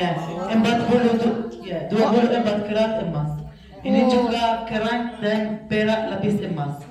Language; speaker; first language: Indonesian; non-native, fluent; Arabic